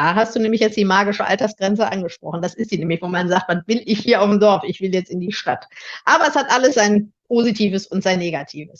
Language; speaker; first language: German; native; German